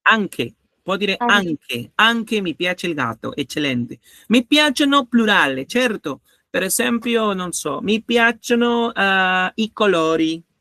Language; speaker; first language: Italian; non-native, learner; Spanish